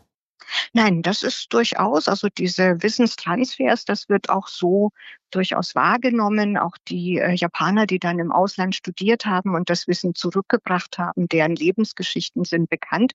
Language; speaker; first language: German; native; German